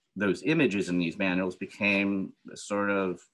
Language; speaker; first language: English; native; English